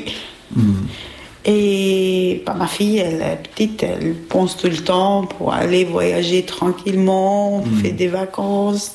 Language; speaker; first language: French; non-native, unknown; Albanian